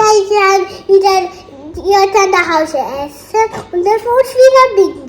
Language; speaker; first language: German; early bilingual, other home language; Telugu